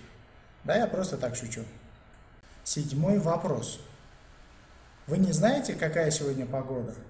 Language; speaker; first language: Russian; non-native, local second language; Uzbek